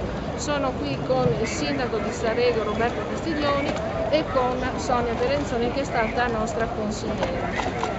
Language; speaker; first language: Italian; native; Italian